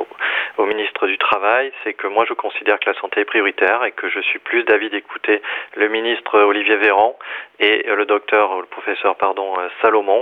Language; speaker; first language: French; native; French